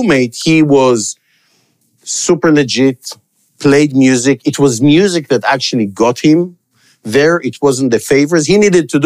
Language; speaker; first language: English; non-native, local second language; Hebrew